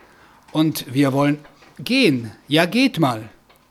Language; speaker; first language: German; non-native, fluent; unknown